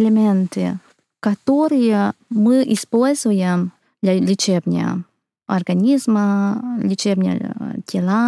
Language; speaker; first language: Russian; non-native, fluent; Hungarian